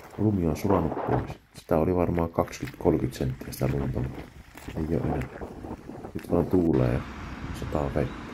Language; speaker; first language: Finnish; native; Finnish